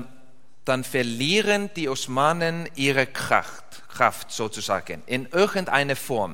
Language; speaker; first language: German; non-native, learner; Icelandic